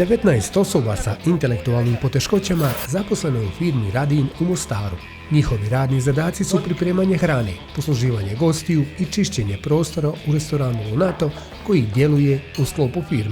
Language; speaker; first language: Bosnian; native; Bosnian